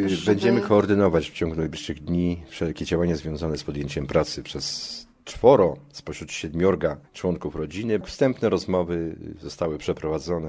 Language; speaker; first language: Polish; native; Polish